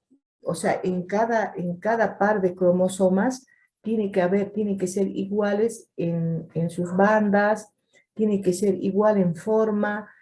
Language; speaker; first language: Spanish; native; Spanish